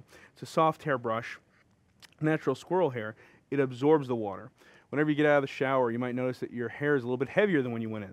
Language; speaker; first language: English; native; English